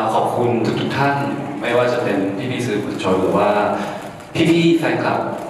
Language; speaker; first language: Thai; early bilingual, heritage; Thai